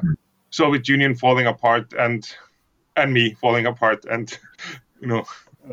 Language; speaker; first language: English; non-native, fluent; Icelandic